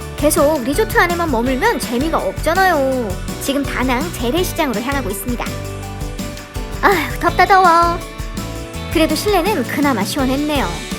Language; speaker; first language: Korean; native; Korean